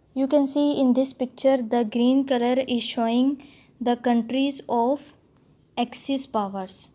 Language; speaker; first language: English; non-native, local second language; Urdu